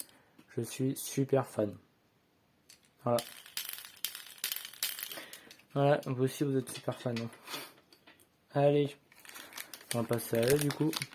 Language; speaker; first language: French; native; French